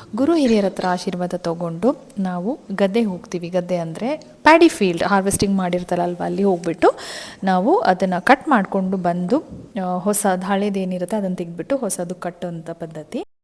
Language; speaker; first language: Kannada; non-native, local second language; Kodava